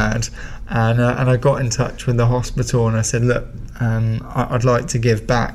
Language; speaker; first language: English; native; English